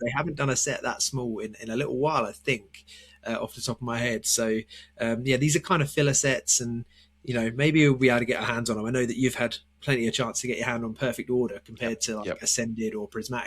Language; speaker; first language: English; native; English